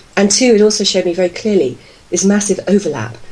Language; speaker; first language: English; native; English